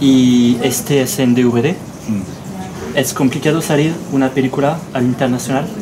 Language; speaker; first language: Spanish; non-native, learner; French